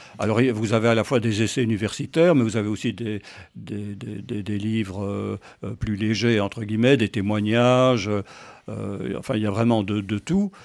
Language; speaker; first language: French; native; French